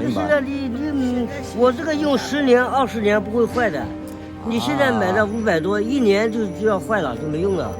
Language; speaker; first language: Chinese; native; Chinese